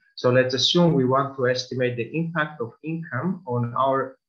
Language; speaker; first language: English; non-native, fluent; Armenian